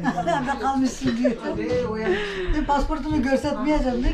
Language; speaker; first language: Turkish; early bilingual, heritage; Turkish